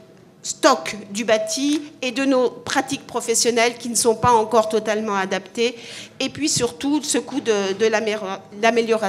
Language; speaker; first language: French; native; French